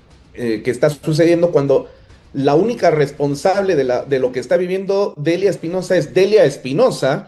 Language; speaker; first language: Spanish; native; Spanish